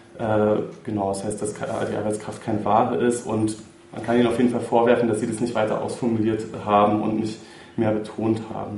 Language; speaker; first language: German; native; German